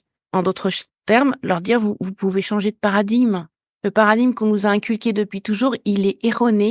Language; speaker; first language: French; native; French